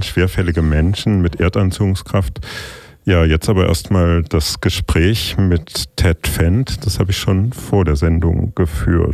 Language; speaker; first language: German; native; German